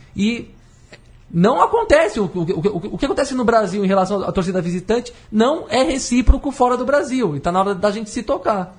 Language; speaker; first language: Portuguese; native; Portuguese